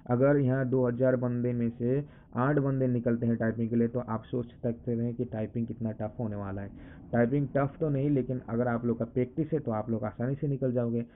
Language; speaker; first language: Hindi; non-native, local second language; Assamese